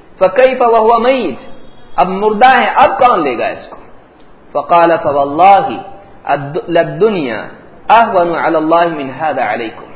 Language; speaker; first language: Urdu; native; Urdu